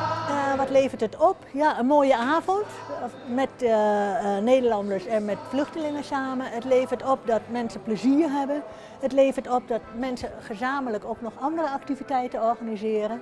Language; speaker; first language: Dutch; native; Dutch